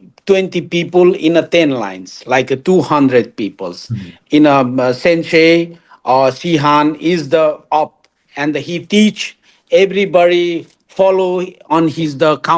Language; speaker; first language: English; non-native, learner; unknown